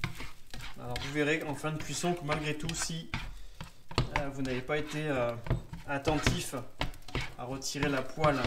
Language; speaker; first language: French; native; French